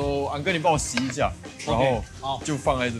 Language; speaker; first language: Chinese; non-native, local second language; English